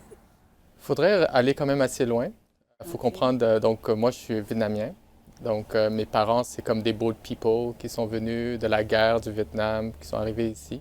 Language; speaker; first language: French; native; French